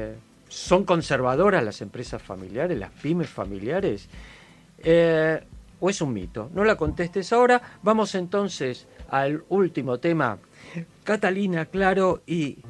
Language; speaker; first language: Spanish; native; Spanish